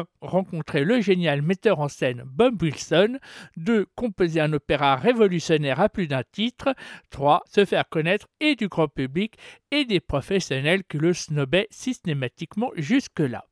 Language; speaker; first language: French; native; French